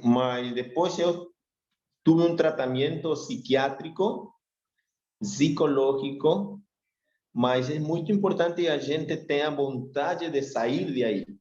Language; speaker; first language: Portuguese; non-native, learner; Spanish